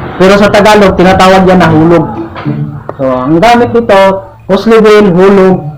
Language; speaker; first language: Filipino; non-native, local second language; Cebuano